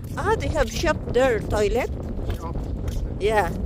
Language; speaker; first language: English; non-native, learner; Filipino